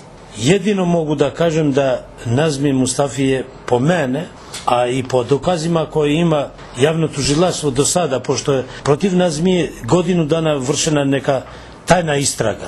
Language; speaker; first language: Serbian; non-native, local second language; Albanian